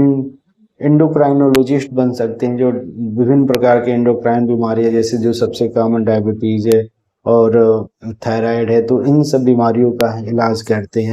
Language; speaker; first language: Hindi; native; Hindi